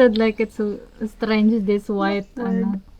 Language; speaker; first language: English; non-native, local second language; Filipino